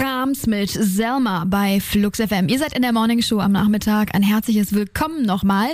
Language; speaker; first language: German; native; German